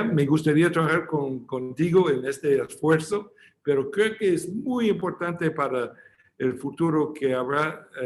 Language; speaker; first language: Spanish; non-native, fluent; English